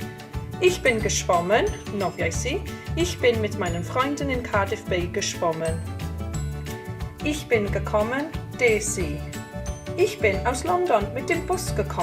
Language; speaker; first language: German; non-native, learner; Welsh